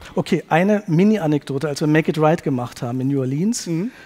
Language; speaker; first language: German; native; German